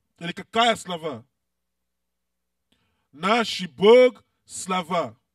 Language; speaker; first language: Russian; non-native, learner; English